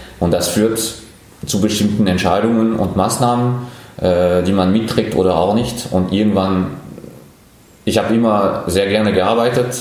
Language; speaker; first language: German; non-native, fluent; French